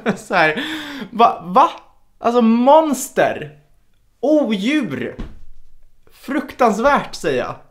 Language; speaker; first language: Swedish; native; Swedish